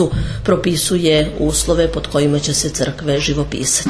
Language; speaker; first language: Serbian; native; Serbian